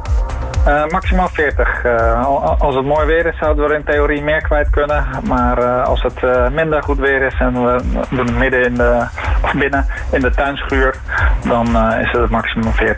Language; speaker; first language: Dutch; native; Dutch